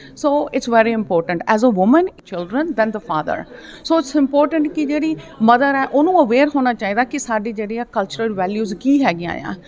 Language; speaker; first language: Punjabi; early bilingual, heritage; Punjabi